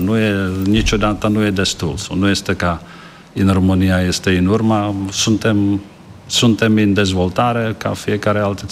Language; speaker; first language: Romanian; non-native, learner; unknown